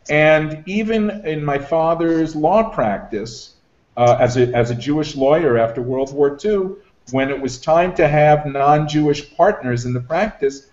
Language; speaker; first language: English; native; English